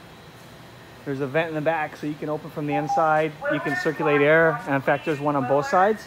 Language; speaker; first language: English; native; English